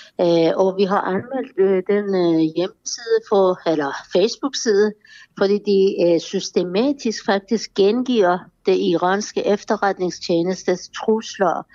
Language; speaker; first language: Danish; non-native, fluent; Persian